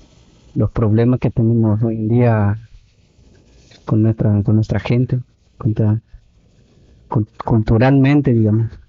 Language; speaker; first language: Spanish; non-native, local second language; Guarani